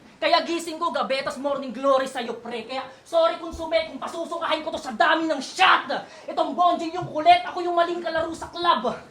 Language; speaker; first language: Filipino; native; Filipino